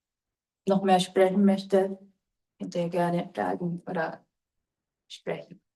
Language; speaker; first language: German; non-native, fluent; Japanese